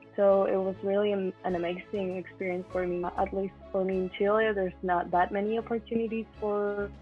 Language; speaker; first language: English; non-native, fluent; Spanish